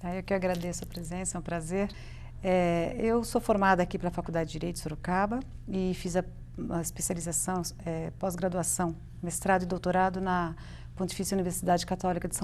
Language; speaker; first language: Portuguese; native; Portuguese